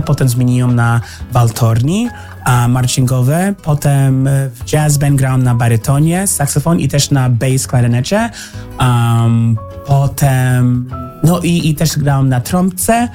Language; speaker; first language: Polish; early bilingual, heritage; English